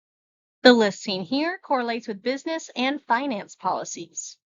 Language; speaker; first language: English; native; English